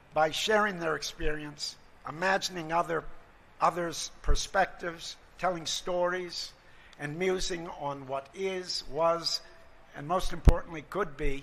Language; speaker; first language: English; native; English